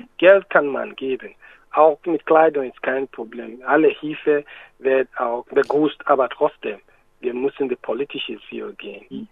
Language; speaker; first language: German; non-native, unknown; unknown